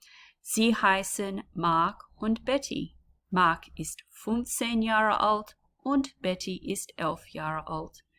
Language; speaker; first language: German; non-native, learner; English